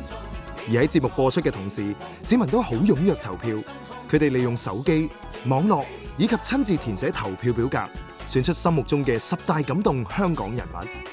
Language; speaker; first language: Cantonese; native; Cantonese